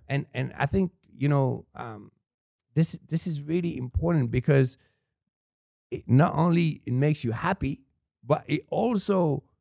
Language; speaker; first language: English; non-native, fluent; French